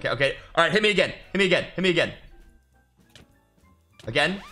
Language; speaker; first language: English; native; English